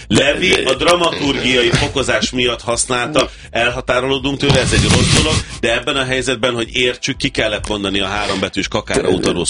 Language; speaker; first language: Hungarian; native; Hungarian